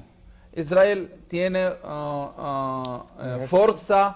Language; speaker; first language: Spanish; non-native, learner; Hebrew